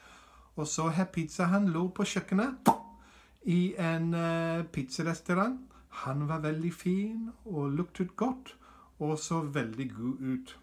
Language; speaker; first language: Norwegian; non-native, fluent; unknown